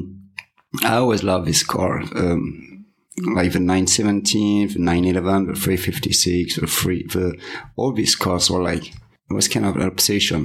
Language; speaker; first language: English; non-native, fluent; French